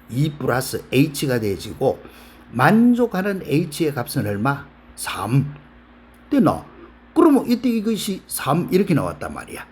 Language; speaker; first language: Korean; native; Korean